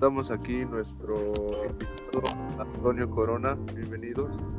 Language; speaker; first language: Spanish; early bilingual, heritage; Spanish